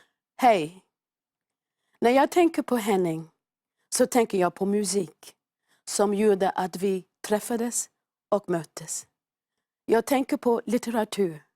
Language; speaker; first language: Swedish; non-native, fluent; English